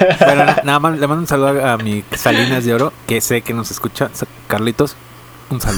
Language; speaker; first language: Spanish; native; Spanish